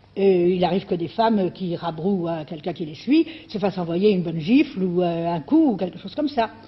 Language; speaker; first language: French; native; French